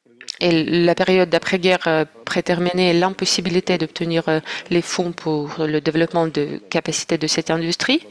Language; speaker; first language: French; non-native, fluent; Russian